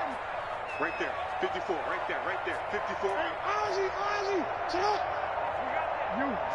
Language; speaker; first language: English; native; English